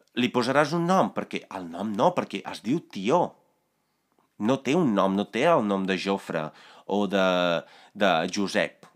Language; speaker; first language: Catalan; non-native, fluent; Italian